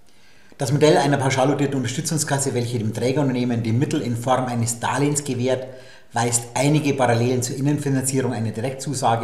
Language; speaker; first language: German; native; German